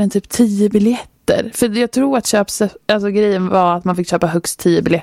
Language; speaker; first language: Swedish; native; Swedish